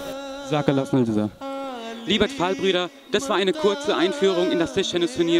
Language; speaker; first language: German; early bilingual, other home language; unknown